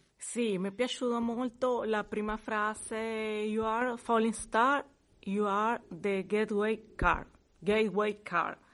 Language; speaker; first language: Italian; non-native, fluent; Spanish